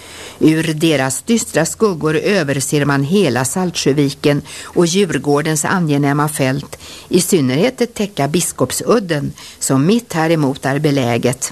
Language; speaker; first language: Swedish; native; Swedish